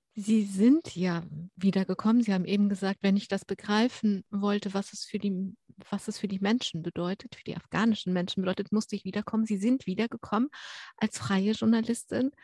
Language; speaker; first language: German; native; German